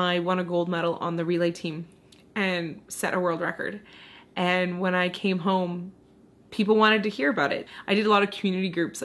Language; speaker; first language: English; native; English